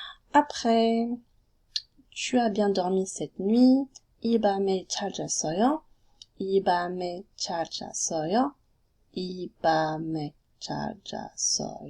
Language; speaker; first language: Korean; non-native, fluent; French